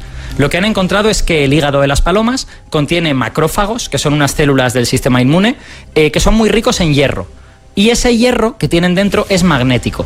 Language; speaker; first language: Spanish; native; Spanish